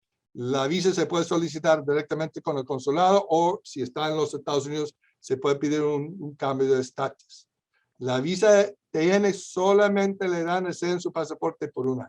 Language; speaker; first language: Spanish; non-native, fluent; English